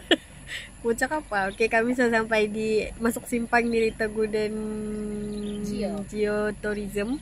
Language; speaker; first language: Indonesian; non-native, local second language; Malay